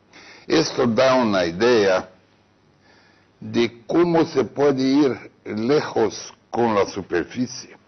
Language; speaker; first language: Spanish; non-native, fluent; Portuguese